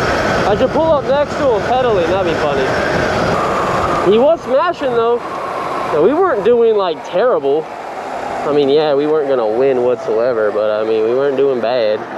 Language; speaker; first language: English; native; English